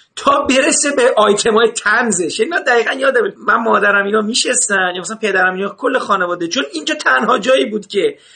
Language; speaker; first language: Persian; native; Persian